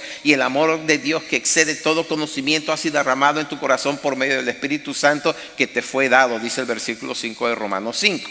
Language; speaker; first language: Spanish; native; Spanish